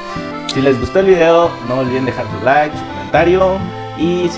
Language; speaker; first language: Spanish; native; Spanish